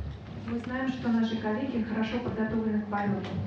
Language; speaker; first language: Russian; native; Russian